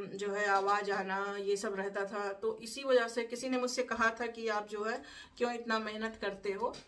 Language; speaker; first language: Hindi; native; Hindi